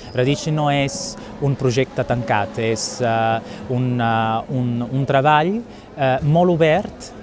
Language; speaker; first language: Catalan; non-native, fluent; Italian